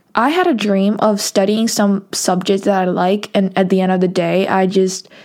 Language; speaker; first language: English; non-native, local second language; Cantonese